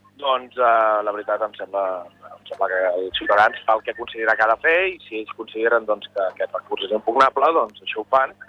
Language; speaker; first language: Catalan; native; Catalan